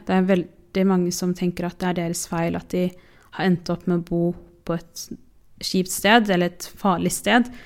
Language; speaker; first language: Norwegian; early bilingual, other home language; Tigrinya